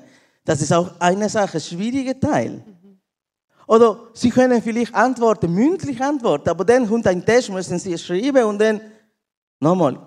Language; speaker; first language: German; non-native, learner; Spanish